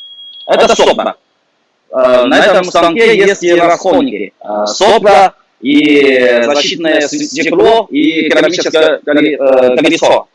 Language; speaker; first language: Russian; non-native, fluent; Chinese